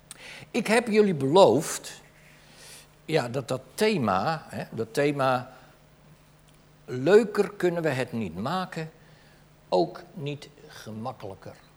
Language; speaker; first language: Dutch; native; Dutch